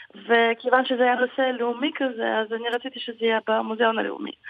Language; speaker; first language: Hebrew; non-native, fluent; Ukrainian